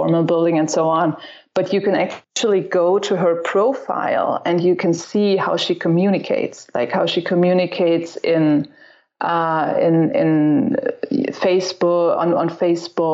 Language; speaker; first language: English; non-native, fluent; German